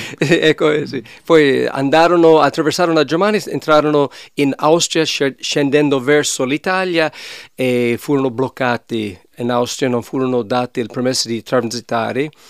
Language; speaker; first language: Italian; non-native, fluent; English